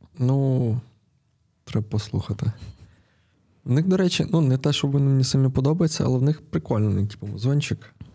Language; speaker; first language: Ukrainian; non-native, local second language; Russian